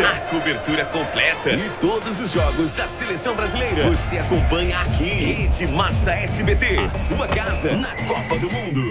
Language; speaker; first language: Portuguese; native; Portuguese